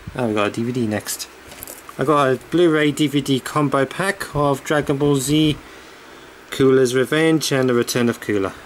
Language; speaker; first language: English; native; English